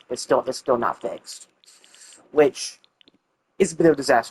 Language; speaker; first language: English; native; English